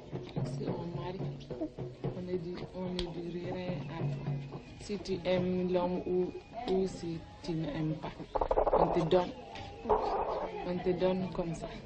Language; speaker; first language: French; non-native, local second language; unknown